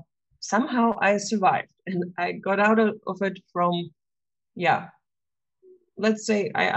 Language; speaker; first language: English; non-native, fluent; Russian